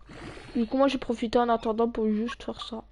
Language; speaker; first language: French; native; French